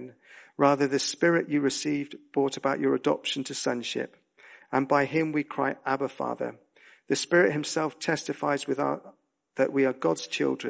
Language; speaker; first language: English; native; English